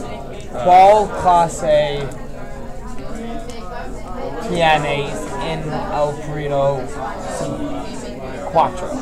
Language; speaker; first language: Spanish; non-native, learner; English